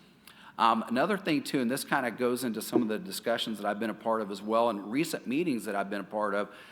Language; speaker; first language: English; native; English